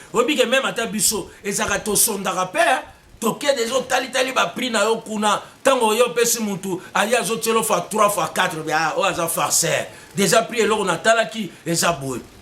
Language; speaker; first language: Lingala; native; Lingala